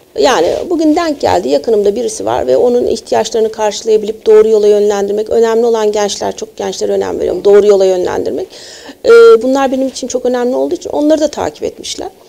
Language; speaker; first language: Turkish; native; Turkish